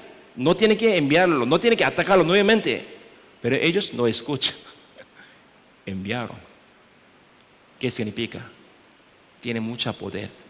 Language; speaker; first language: Spanish; non-native, learner; Korean